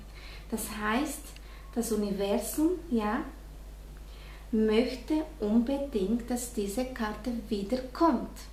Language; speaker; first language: German; non-native, fluent; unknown